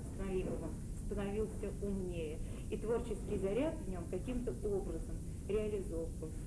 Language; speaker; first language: Russian; native; Russian